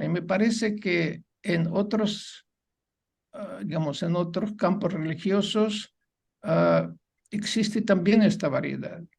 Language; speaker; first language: Spanish; non-native, fluent; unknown